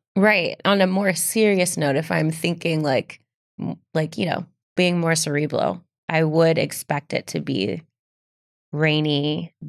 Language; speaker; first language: English; native; English